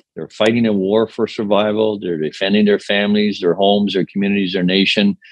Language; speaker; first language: English; native; English